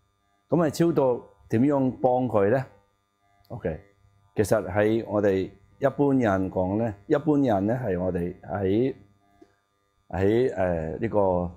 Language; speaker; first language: Cantonese; non-native, learner; Tibetan